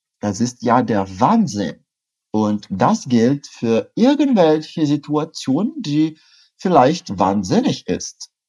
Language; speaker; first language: German; non-native, fluent; Portuguese